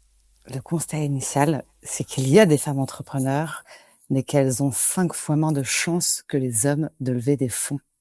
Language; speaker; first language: French; native; French